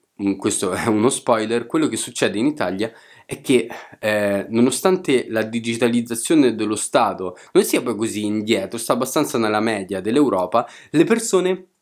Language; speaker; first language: Italian; native; Italian